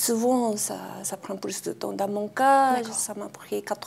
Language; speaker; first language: French; non-native, fluent; Japanese